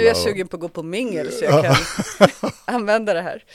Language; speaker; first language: Swedish; native; Swedish